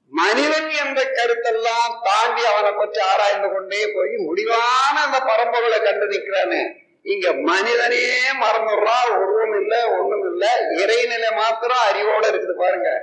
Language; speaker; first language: Tamil; native; Tamil